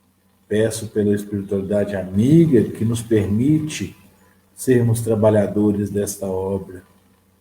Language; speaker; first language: Portuguese; native; Portuguese